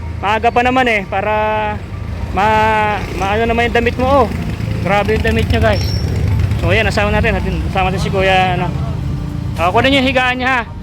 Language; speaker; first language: Filipino; native; Filipino